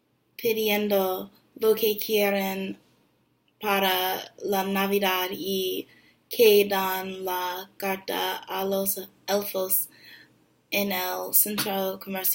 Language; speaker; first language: Spanish; non-native, learner; English